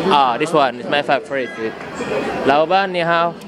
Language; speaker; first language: English; non-native, learner; Indonesian